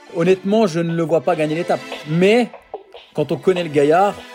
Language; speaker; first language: French; native; French